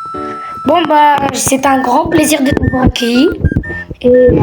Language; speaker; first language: French; native; French